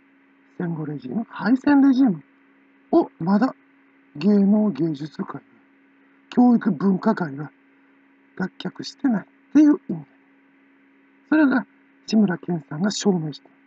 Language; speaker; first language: Japanese; native; Japanese